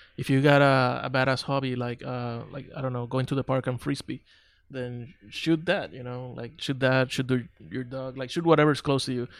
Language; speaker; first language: English; non-native, local second language; Spanish